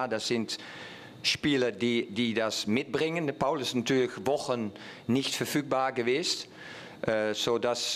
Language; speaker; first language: German; non-native, fluent; Dutch